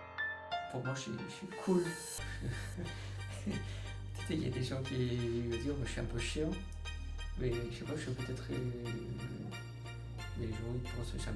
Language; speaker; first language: French; non-native, learner; Turkish